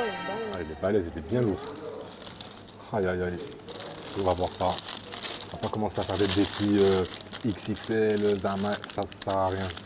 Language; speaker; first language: French; native; French